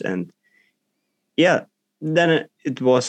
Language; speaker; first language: English; non-native, learner; German